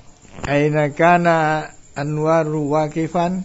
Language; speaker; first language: Arabic; non-native, learner; Indonesian